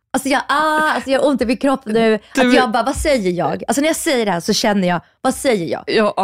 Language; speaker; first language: Swedish; non-native, fluent; Russian